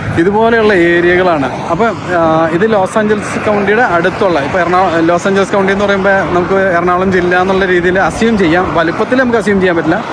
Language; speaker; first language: Malayalam; native; Malayalam